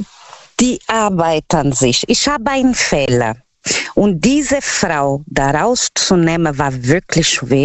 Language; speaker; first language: German; non-native, learner; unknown